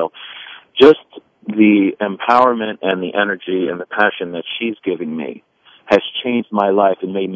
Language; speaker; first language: English; early bilingual, other home language; Italian